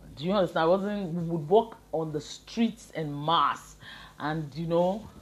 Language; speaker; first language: English; non-native, local second language; Yoruba